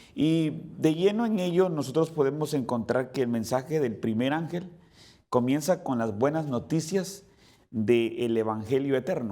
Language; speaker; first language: Spanish; native; Spanish